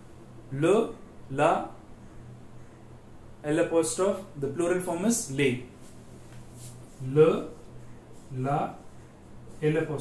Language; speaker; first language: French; non-native, learner; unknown